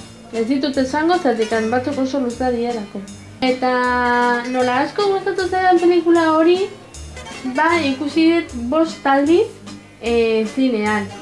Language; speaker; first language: Basque; non-native, local second language; Spanish